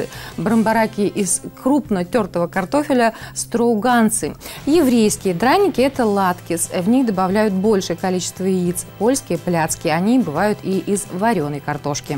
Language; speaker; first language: Russian; native; Russian